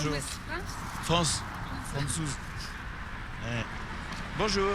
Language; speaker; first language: French; native; French